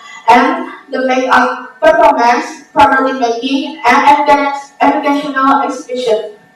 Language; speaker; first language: English; non-native, learner; Indonesian